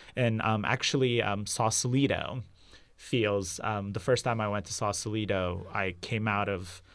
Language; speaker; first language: English; non-native, fluent; Turkish